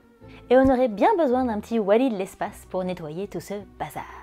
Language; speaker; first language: French; native; French